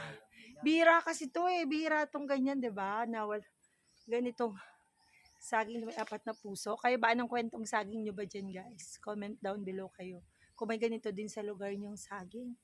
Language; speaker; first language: Filipino; non-native, local second language; Bikol